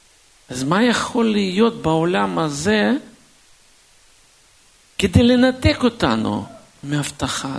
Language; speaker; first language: Hebrew; non-native, fluent; Russian